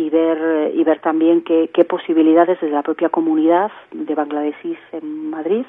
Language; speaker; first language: Spanish; native; Spanish